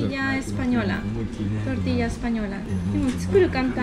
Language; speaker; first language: Japanese; non-native, fluent; Spanish